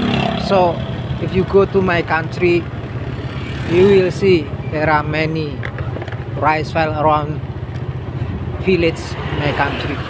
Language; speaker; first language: English; non-native, learner; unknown